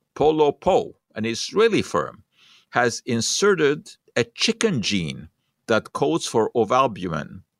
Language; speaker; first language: English; non-native, fluent; Hungarian